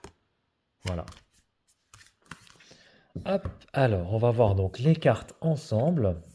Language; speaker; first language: French; native; French